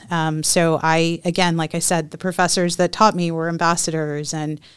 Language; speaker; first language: English; native; English